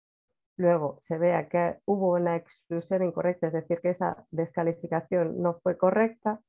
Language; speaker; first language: Spanish; native; Spanish